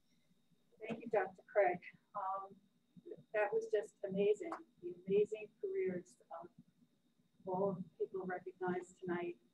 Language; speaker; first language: English; native; English